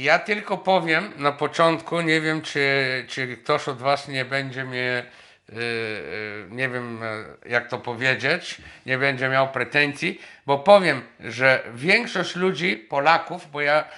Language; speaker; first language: Polish; non-native, fluent; Bulgarian